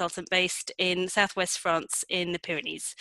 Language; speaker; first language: English; native; English